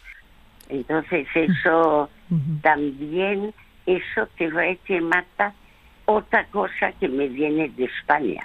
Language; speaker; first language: Spanish; early bilingual, other home language; French